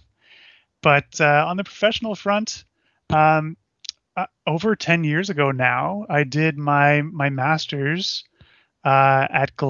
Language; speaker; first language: English; native; English